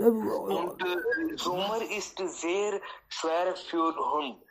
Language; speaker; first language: German; non-native, learner; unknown